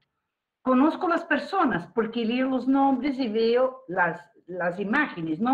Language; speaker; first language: Spanish; non-native, fluent; Portuguese